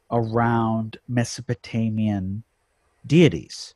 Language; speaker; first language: English; native; English